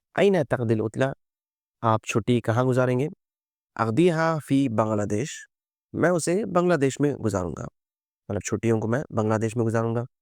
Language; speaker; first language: Urdu; native; Urdu